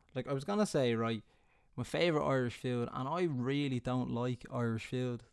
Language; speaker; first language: English; native; English